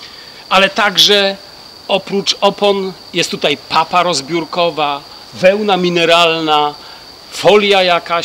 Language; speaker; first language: Polish; native; Polish